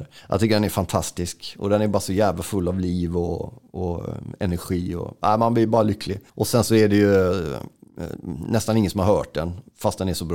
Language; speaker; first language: Swedish; native; Swedish